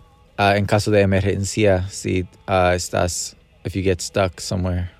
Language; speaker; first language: Spanish; non-native, fluent; English